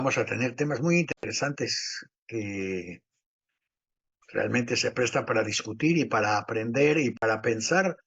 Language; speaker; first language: Spanish; native; Spanish